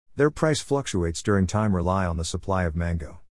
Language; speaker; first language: English; non-native, fluent; Vietnamese